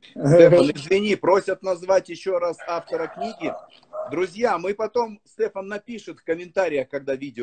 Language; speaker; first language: Russian; native; Russian